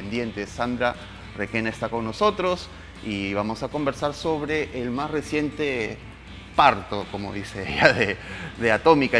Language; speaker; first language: Spanish; native; Spanish